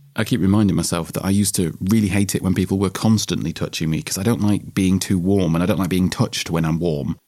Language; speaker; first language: English; native; English